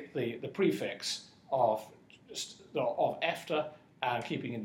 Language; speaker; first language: English; native; English